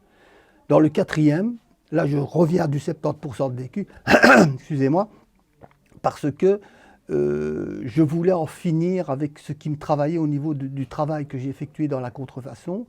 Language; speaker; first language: French; native; French